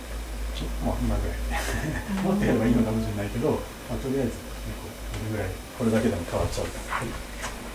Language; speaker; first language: Japanese; native; Japanese